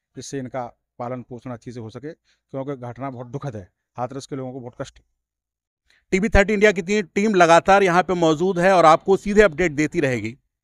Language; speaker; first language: Hindi; native; Hindi